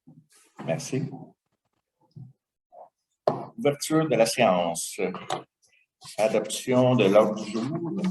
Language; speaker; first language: French; native; French